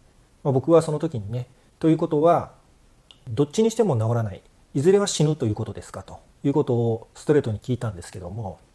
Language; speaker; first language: Japanese; native; Japanese